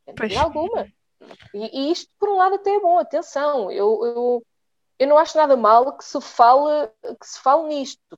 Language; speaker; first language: Portuguese; native; Portuguese